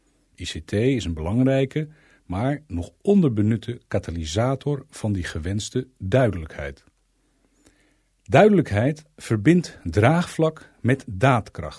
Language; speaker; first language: Dutch; native; Dutch